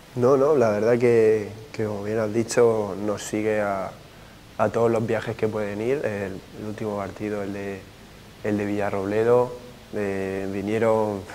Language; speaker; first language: Spanish; native; Spanish